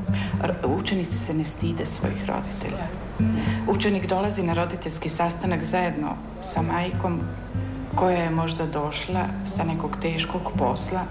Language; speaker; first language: Serbian; native; Serbian